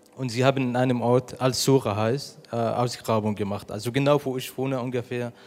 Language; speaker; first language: German; non-native, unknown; Arabic